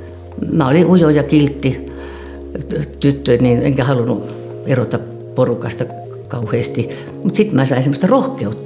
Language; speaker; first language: Finnish; native; Finnish